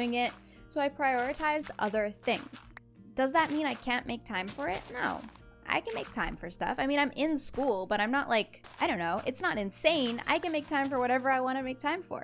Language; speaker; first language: English; native; English